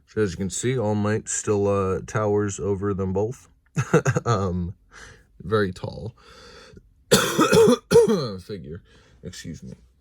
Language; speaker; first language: English; native; English